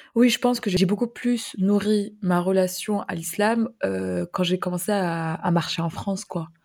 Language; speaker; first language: French; non-native, fluent; Arabic